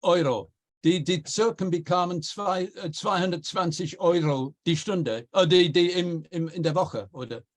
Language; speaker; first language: German; non-native, fluent; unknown